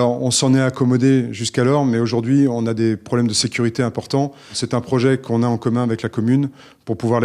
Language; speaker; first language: French; native; French